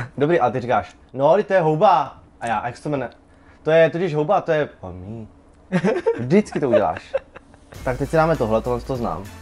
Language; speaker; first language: Czech; native; Czech